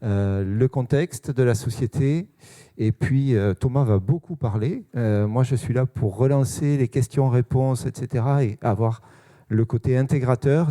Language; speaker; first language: French; native; French